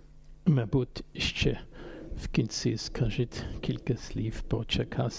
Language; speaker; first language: Ukrainian; non-native, fluent; German